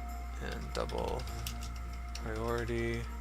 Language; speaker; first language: English; native; English